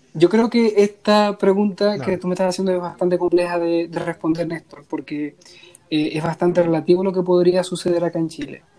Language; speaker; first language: Spanish; native; Spanish